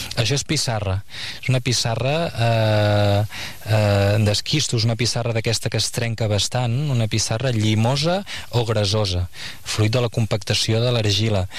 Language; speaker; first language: Catalan; native; Catalan